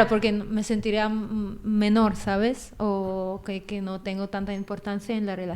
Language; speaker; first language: Spanish; non-native, fluent; Filipino